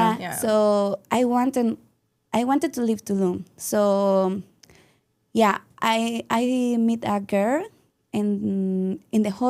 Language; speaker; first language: English; non-native, learner; Spanish